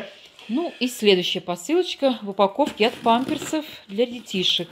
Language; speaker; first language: Russian; native; Russian